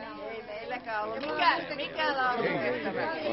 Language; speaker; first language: Finnish; native; Finnish